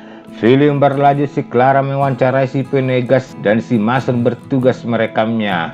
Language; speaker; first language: Indonesian; native; Indonesian